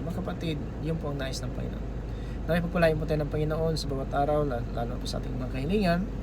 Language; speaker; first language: Filipino; non-native, local second language; Cebuano